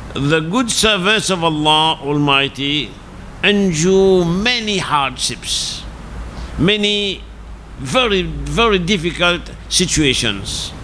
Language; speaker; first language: English; non-native, local second language; Morisyen